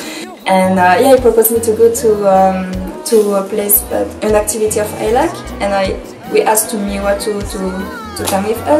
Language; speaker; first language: English; non-native, fluent; French